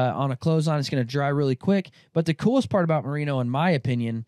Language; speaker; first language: English; native; English